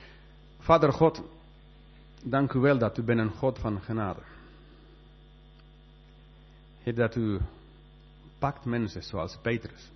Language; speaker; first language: Dutch; non-native, fluent; Spanish